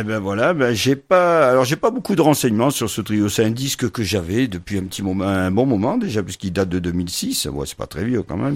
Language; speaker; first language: French; native; French